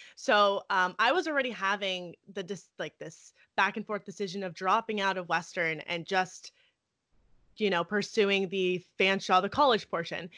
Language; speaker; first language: English; native; English